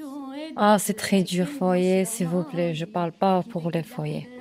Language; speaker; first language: French; non-native, learner; Turkish